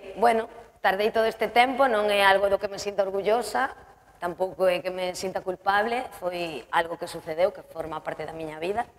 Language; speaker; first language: Galician; native; Galician